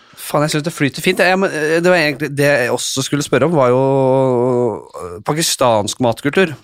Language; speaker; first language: Norwegian; native; Norwegian